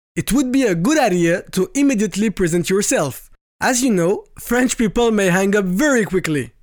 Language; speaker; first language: English; non-native, fluent; French